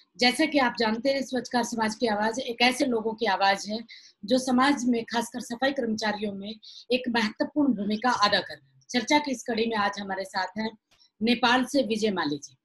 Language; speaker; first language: Hindi; native; Hindi